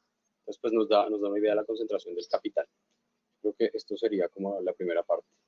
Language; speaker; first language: Spanish; native; Spanish